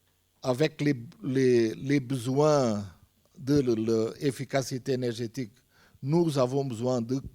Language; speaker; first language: French; non-native, fluent; Portuguese